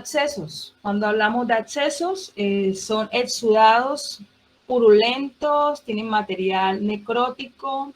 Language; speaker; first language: Spanish; native; Spanish